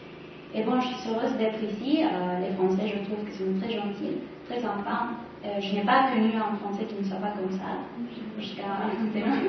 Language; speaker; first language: French; non-native, fluent; Spanish